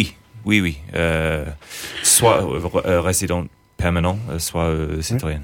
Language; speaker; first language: French; non-native, fluent; English